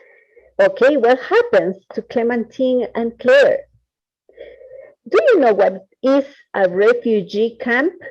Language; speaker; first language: English; non-native, fluent; Spanish